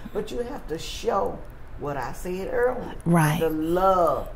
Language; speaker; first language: English; native; English